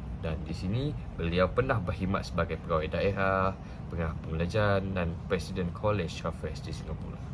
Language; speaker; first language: Malay; non-native, local second language; Iban